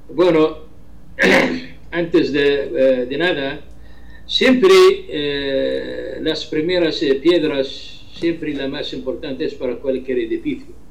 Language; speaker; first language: Spanish; non-native, fluent; Arabic